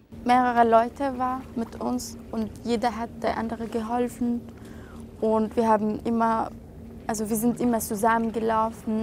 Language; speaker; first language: German; non-native, learner; Arabic